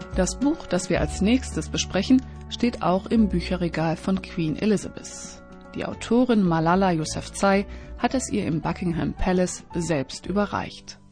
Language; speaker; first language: German; native; German